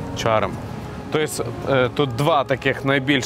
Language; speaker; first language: Ukrainian; native; Ukrainian